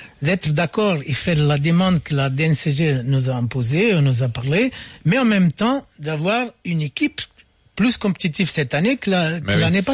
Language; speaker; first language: French; non-native, fluent; Portuguese